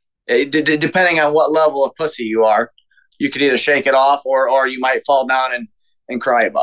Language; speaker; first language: English; native; English